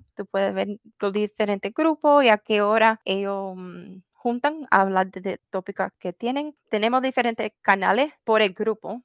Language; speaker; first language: Spanish; early bilingual, heritage; Spanish